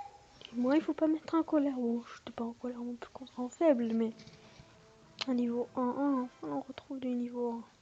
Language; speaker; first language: French; native; French